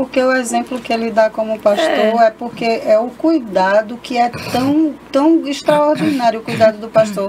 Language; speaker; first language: Portuguese; native; Portuguese